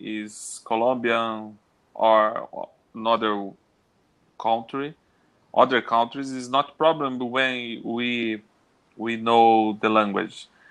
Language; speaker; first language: English; non-native, learner; Portuguese